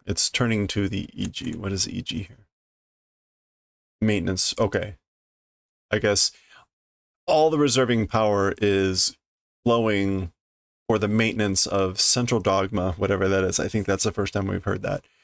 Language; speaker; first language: English; native; English